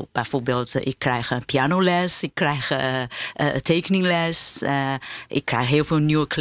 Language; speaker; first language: Dutch; non-native, fluent; Chinese